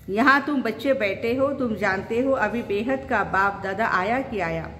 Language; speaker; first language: Hindi; non-native, local second language; Marathi